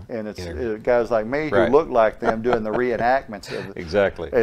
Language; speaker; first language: English; native; English